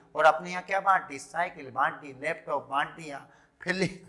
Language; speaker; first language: Hindi; non-native, local second language; Rajasthani